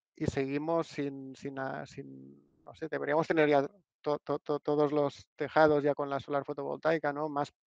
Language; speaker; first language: Spanish; non-native, local second language; Catalan